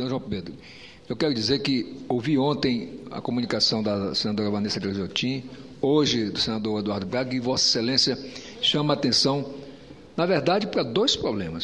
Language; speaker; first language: Portuguese; native; Portuguese